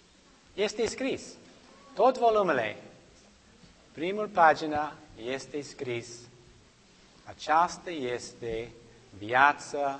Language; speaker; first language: Romanian; non-native, learner; English